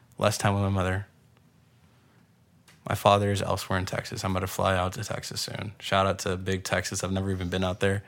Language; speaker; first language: English; early bilingual, other home language; Spanish